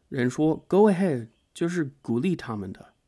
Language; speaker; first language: Chinese; non-native, fluent; English